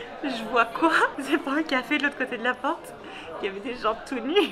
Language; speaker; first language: French; native; French